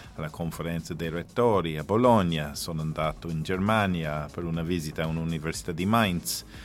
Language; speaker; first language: Italian; non-native, fluent; English